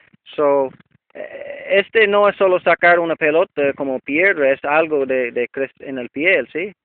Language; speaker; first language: Spanish; non-native, learner; English